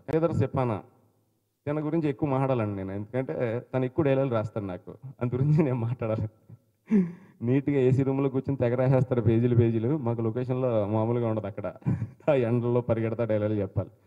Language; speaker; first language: Telugu; native; Telugu